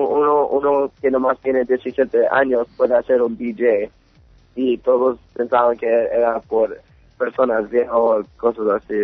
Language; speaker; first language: Spanish; early bilingual, heritage; English